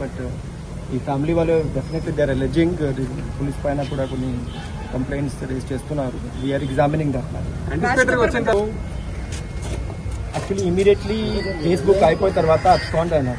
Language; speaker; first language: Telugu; non-native, learner; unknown